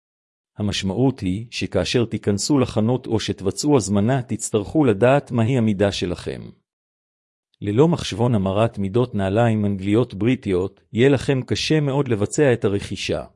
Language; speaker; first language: Hebrew; native; Hebrew